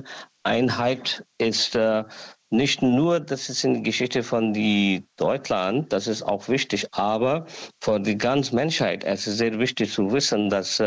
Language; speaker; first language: German; non-native, learner; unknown